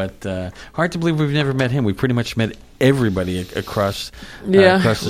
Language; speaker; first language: English; native; English